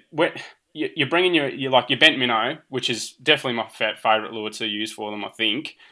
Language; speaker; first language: English; early bilingual, other home language; Portuguese